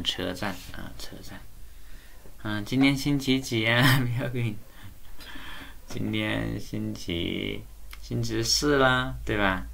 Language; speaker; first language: Chinese; native; Chinese